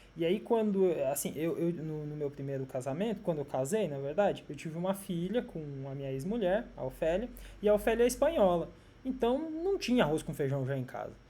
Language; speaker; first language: Portuguese; native; Portuguese